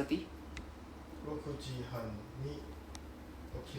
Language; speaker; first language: Japanese; non-native, learner; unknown